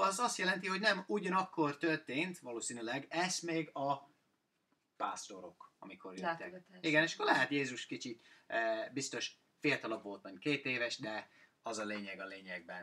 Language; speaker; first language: Hungarian; non-native, fluent; English